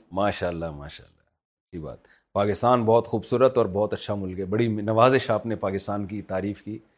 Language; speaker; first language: Urdu; native; Urdu